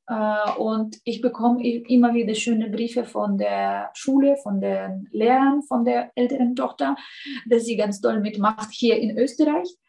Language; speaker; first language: German; non-native, fluent; Russian